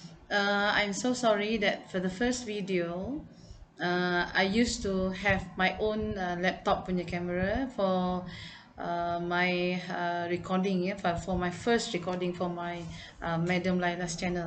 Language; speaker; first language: English; non-native, local second language; Malay